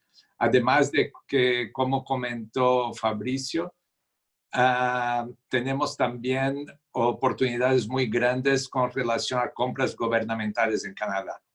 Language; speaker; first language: Spanish; non-native, fluent; Portuguese